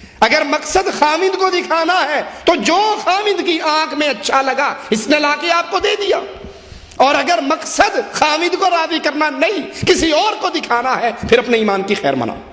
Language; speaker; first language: Urdu; non-native, local second language; Punjabi